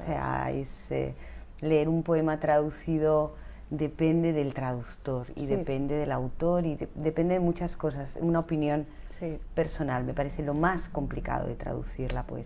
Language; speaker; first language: Spanish; native; Spanish